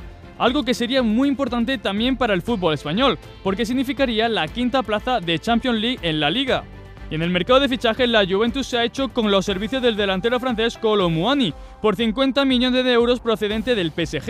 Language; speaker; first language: Spanish; native; Spanish